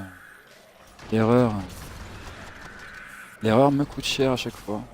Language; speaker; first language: French; native; French